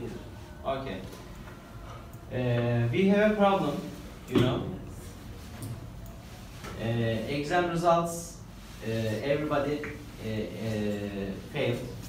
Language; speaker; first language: English; non-native, learner; Turkish